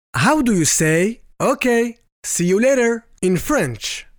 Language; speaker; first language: English; non-native, fluent; French